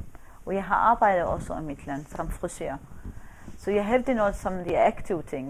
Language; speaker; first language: Danish; non-native, fluent; Arabic